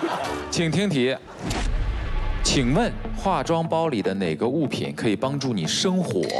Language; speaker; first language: Chinese; native; Chinese